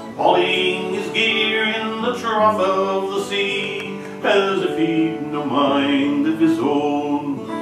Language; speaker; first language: English; native; English